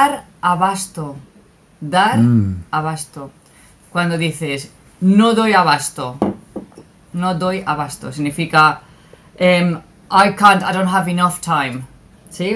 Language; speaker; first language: Spanish; native; Spanish